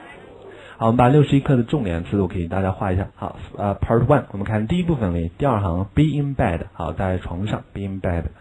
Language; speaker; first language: Chinese; native; Chinese